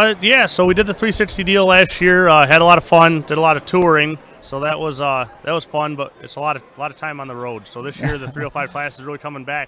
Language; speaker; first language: English; native; English